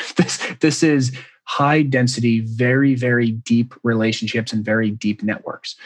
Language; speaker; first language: English; native; English